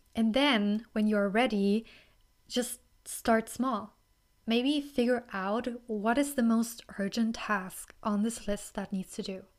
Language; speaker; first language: English; non-native, fluent; German